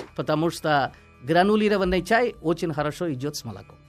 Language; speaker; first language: Russian; non-native, fluent; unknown